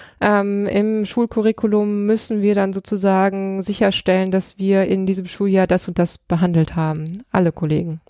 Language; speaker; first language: German; early bilingual, other home language; Russian